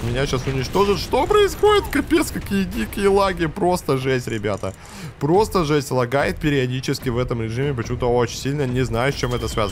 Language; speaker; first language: Russian; native; Russian